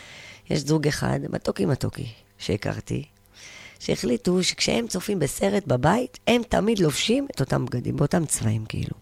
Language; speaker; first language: Hebrew; native; Hebrew